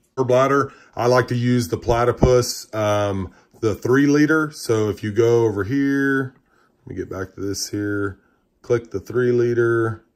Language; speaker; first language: English; native; English